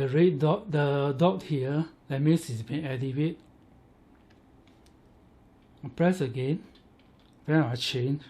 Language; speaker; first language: English; non-native, learner; Chinese